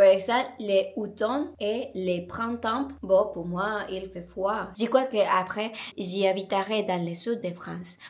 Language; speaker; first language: French; non-native, learner; Spanish